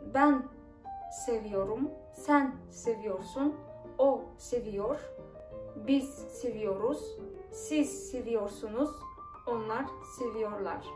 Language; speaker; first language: Turkish; non-native, fluent; Kazakh